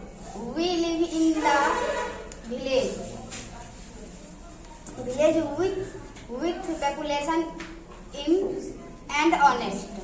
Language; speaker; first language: English; non-native, learner; Hindi